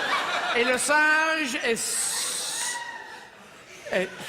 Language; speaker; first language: French; non-native, fluent; English